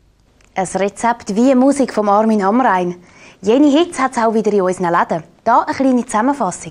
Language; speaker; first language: German; native; German